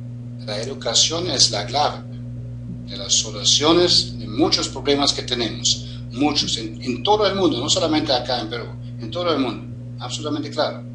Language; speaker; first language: Spanish; non-native, fluent; German